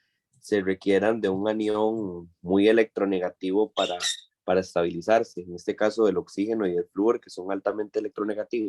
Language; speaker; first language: Spanish; native; Spanish